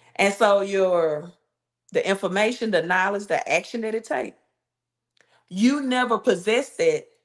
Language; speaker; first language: English; native; English